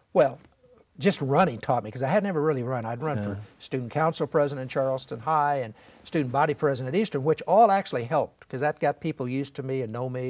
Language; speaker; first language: English; native; English